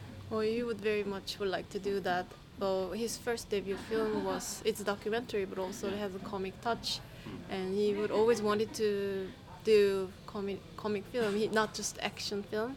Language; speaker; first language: English; non-native, fluent; Korean